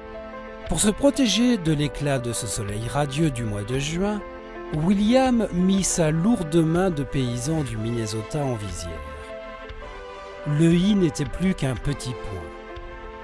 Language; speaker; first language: French; native; French